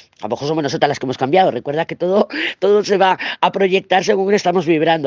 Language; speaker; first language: Spanish; native; Spanish